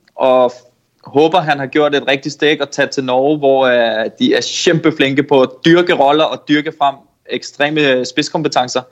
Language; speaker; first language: Danish; native; Danish